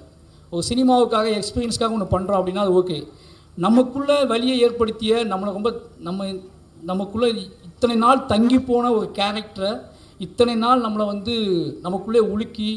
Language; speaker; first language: Tamil; native; Tamil